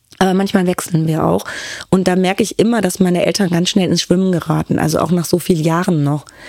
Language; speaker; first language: German; early bilingual, other home language; Turkish